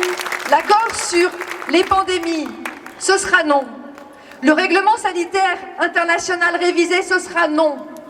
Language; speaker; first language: French; native; French